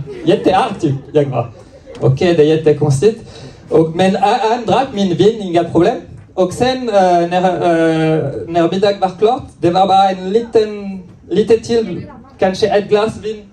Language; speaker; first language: Swedish; non-native, learner; French